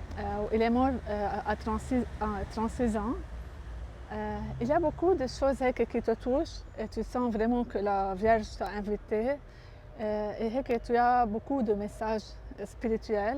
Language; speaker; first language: French; non-native, local second language; Arabic